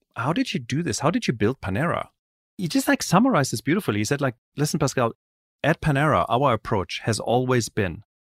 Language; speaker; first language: English; non-native, fluent; German